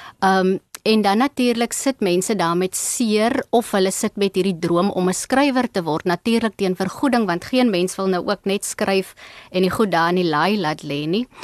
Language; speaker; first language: Afrikaans; native; Afrikaans